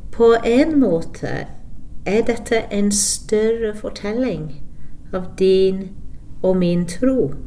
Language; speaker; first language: Norwegian; non-native, fluent; English